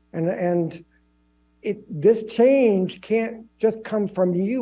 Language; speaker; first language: English; native; English